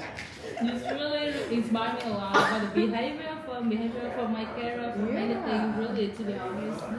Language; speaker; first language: English; non-native, learner; Vietnamese